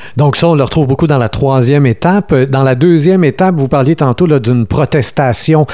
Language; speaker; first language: French; native; French